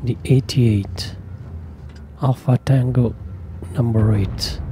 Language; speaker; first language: English; non-native, learner; Italian